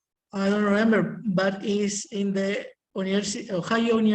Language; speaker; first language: English; non-native, learner; Spanish